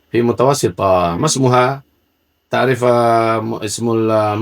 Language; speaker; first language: Arabic; non-native, fluent; Indonesian